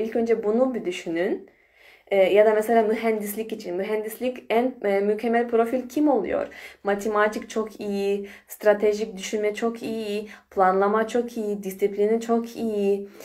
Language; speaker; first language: Turkish; non-native, fluent; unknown